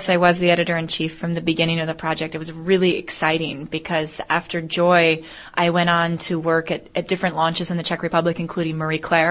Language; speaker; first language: English; native; English